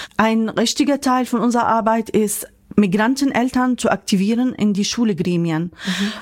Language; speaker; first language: German; non-native, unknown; Arabic